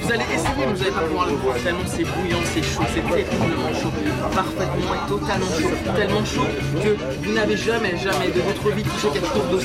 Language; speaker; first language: French; native; French